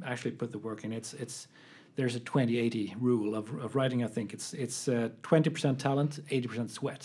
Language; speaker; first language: English; non-native, fluent; Swedish